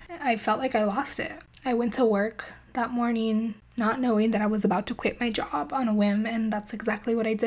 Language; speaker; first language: English; native; English